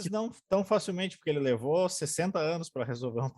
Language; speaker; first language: Portuguese; native; Portuguese